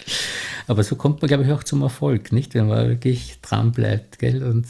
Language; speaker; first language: German; native; German